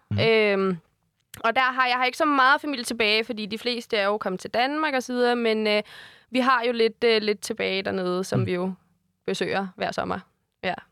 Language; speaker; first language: Danish; native; Danish